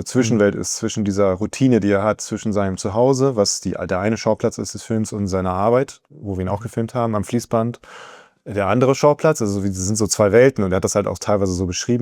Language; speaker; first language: German; native; German